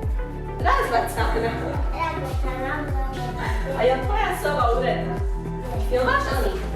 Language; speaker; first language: Bosnian; native; Bosnian